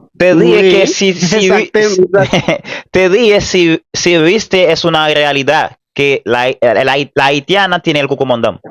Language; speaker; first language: Spanish; non-native, fluent; Haitian Creole